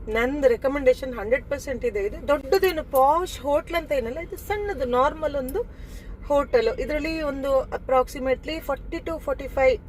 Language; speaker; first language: Kannada; native; Kannada